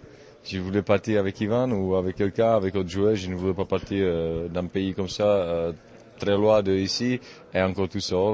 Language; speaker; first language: French; non-native, fluent; Czech